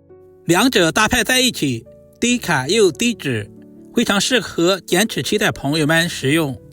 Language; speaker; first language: Chinese; native; Chinese